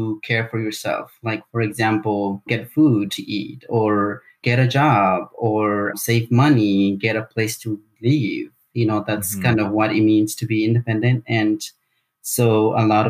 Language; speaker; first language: English; non-native, fluent; Spanish